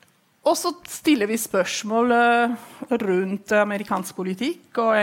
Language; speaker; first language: Norwegian; non-native, fluent; Italian